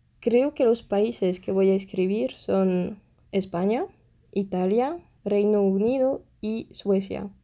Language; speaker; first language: Spanish; non-native, fluent; French